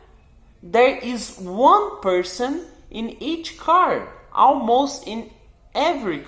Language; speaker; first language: English; non-native, fluent; Portuguese